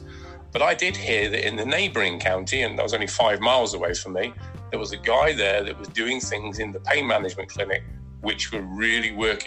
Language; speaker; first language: English; native; English